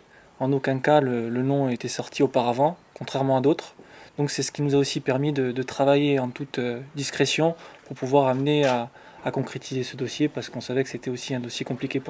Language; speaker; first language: French; native; French